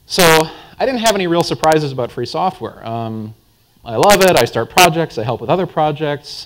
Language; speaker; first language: English; native; English